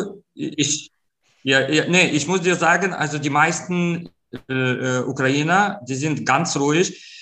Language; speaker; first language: German; non-native, fluent; Ukrainian